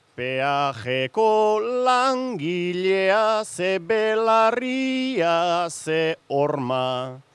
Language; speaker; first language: Basque; native; Basque